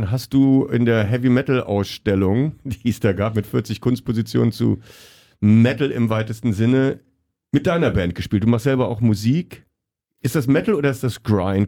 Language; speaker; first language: German; native; German